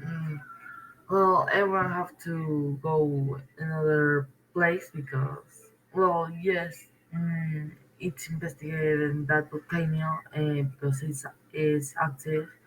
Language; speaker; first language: English; non-native, learner; Spanish